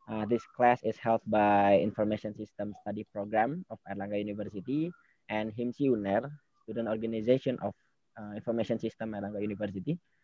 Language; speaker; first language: English; non-native, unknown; Indonesian